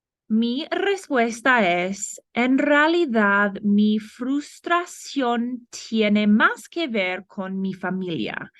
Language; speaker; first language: Spanish; non-native, fluent; English